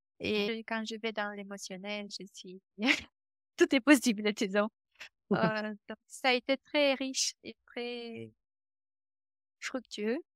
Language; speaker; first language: French; non-native, fluent; Romanian